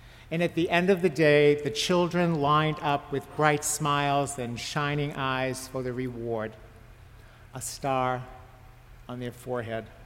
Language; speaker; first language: English; native; English